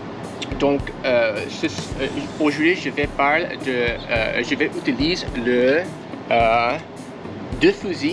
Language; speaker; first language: French; non-native, learner; English